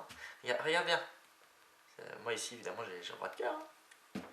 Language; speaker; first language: French; native; French